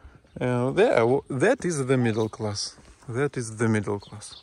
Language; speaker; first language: English; non-native, learner; Russian